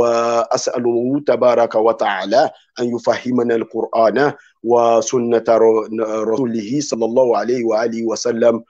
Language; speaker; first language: Arabic; non-native, fluent; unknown